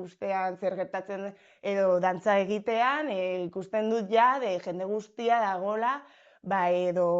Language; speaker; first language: Basque; non-native, local second language; Spanish